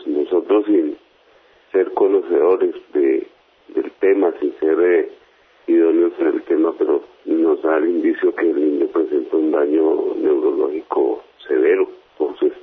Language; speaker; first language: Spanish; native; Spanish